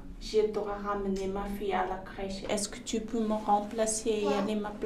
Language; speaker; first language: French; non-native, learner; Tibetan